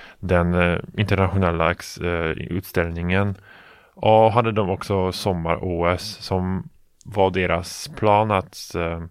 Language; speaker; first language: Swedish; non-native, fluent; Polish